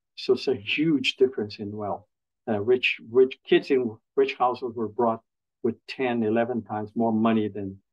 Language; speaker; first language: English; non-native, fluent; Portuguese